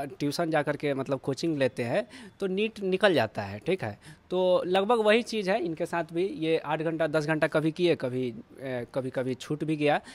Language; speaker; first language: Hindi; native; Hindi